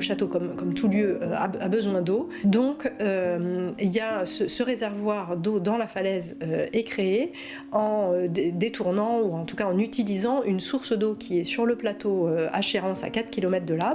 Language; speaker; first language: French; native; French